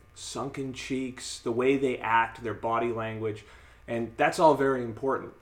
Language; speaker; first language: English; native; English